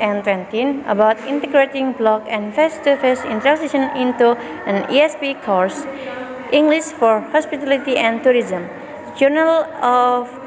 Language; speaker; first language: English; non-native, learner; Indonesian